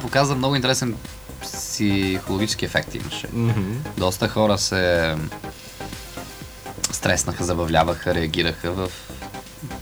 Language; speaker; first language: Bulgarian; native; Bulgarian